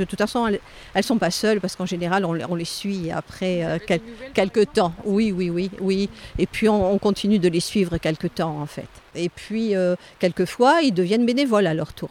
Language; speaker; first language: French; native; French